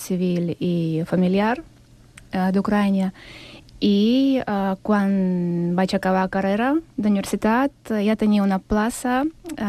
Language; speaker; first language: Catalan; non-native, fluent; Ukrainian